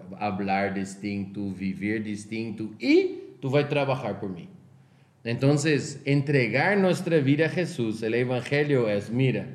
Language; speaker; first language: Spanish; non-native, fluent; Portuguese